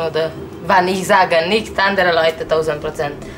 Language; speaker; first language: German; non-native, learner; Romanian